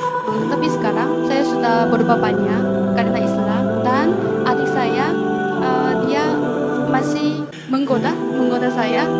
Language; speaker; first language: Indonesian; non-native, learner; Korean